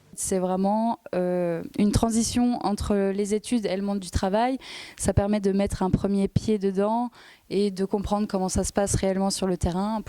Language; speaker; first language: French; native; French